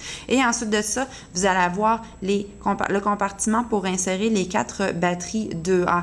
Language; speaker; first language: French; native; French